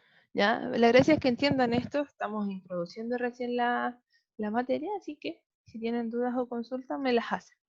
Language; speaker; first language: Spanish; native; Spanish